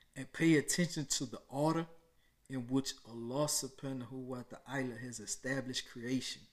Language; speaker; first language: English; native; English